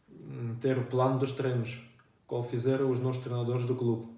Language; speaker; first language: Portuguese; non-native, fluent; Russian